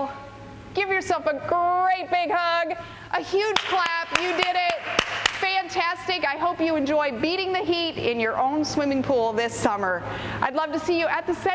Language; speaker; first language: English; native; English